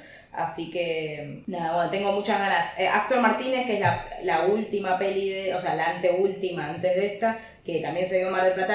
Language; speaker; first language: Spanish; native; Spanish